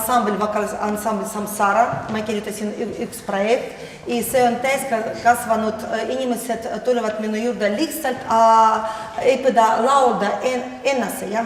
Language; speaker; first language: Estonian; non-native, learner; Russian